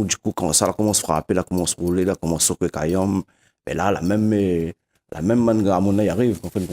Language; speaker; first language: French; non-native, local second language; Réunion Creole French